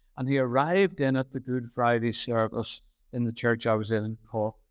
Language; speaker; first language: English; native; English